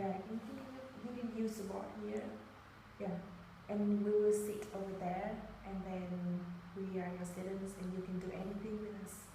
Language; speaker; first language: English; non-native, learner; Vietnamese